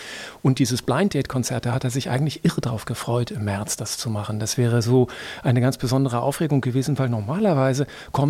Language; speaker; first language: German; native; German